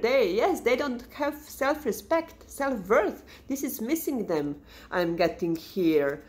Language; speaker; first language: English; non-native, fluent; Serbian